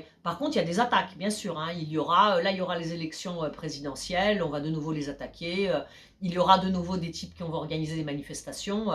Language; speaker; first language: French; early bilingual, other home language; Polish